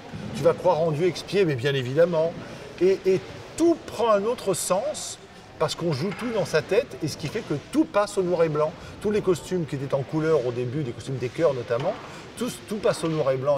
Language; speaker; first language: French; native; French